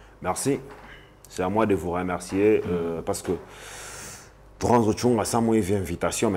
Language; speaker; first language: French; non-native, local second language; Swahili